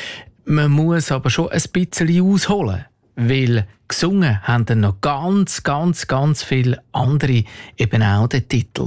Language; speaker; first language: German; native; German